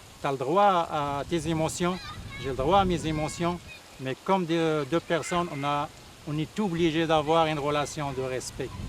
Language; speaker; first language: French; non-native, local second language; Arabic